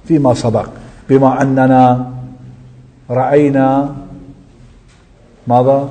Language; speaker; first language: Arabic; non-native, fluent; Persian